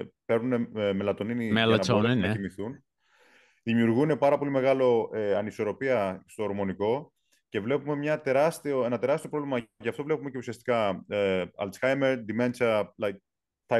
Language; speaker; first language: Greek; native; Greek